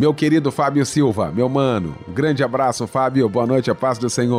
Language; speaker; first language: Portuguese; native; Portuguese